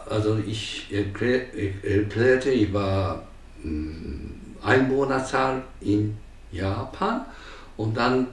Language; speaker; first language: German; non-native, fluent; Japanese